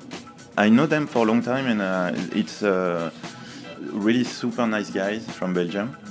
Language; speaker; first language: English; non-native, fluent; French